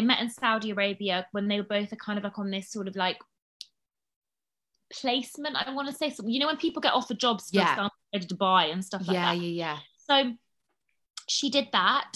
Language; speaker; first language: English; native; English